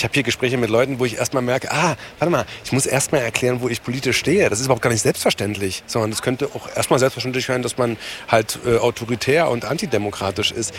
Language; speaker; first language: German; native; German